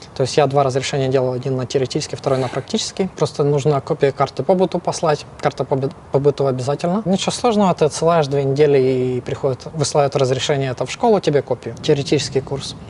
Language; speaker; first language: Russian; non-native, local second language; Ukrainian